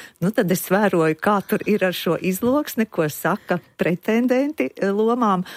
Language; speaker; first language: Latvian; native; Latvian